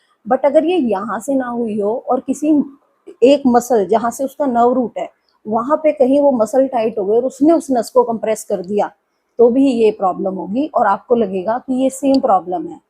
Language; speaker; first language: Hindi; native; Hindi